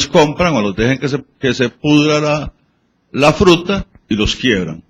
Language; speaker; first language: Spanish; native; Spanish